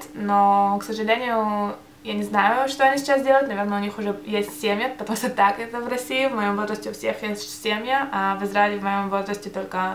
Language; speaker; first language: Russian; early bilingual, heritage; Russian